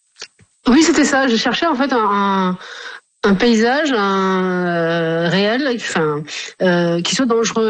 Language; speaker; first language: French; native; French